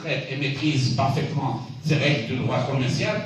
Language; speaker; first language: French; non-native, local second language; Arabic